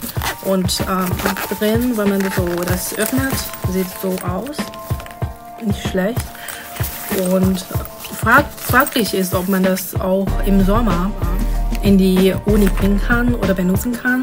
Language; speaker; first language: German; non-native, learner; Chinese